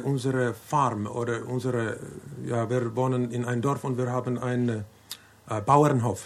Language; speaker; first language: German; non-native, learner; Finnish